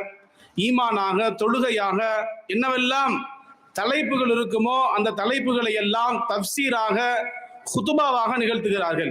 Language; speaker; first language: Tamil; native; Tamil